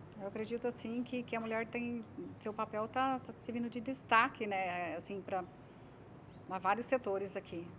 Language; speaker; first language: Portuguese; native; Portuguese